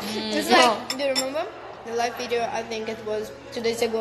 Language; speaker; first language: English; non-native, learner; Russian